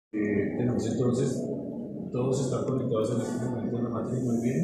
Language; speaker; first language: Spanish; native; Spanish